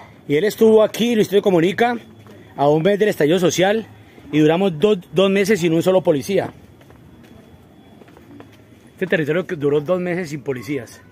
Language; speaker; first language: Spanish; native; Spanish